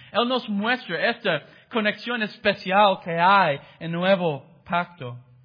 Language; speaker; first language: Spanish; non-native, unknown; English